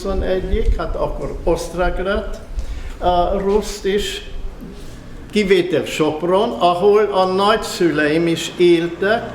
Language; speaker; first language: Hungarian; early bilingual, heritage; German